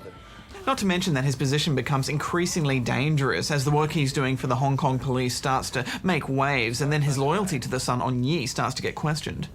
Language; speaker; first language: English; native; English